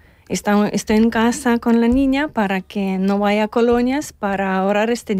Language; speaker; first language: Spanish; non-native, learner; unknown